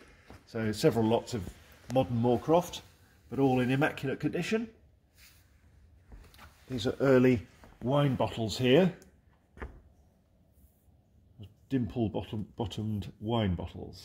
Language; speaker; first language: English; native; English